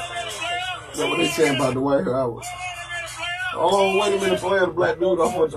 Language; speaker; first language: English; native; English